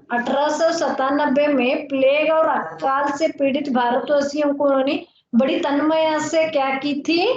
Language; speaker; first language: Hindi; non-native, local second language; Kannada